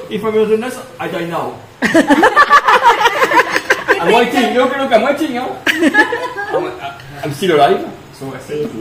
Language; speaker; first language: English; non-native, learner; French